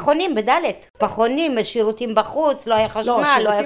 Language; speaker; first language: Hebrew; early bilingual, other home language; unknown